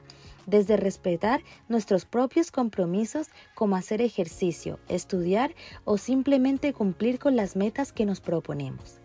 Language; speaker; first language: Spanish; native; Spanish